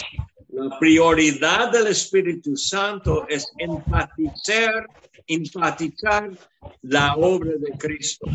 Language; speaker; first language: Spanish; non-native, fluent; English